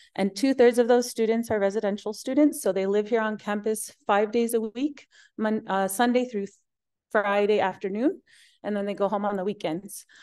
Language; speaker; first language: English; native; English